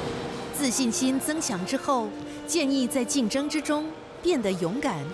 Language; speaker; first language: Chinese; native; Chinese